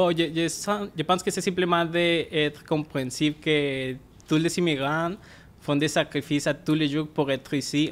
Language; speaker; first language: French; non-native, fluent; Spanish